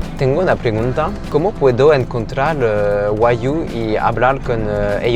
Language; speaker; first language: Spanish; non-native, learner; French